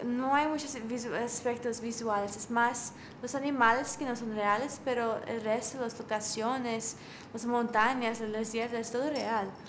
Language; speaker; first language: Spanish; non-native, fluent; English